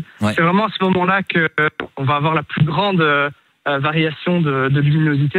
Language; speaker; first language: French; native; French